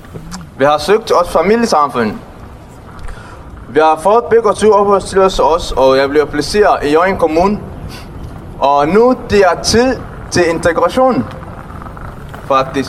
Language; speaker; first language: Danish; non-native, learner; Tigrinya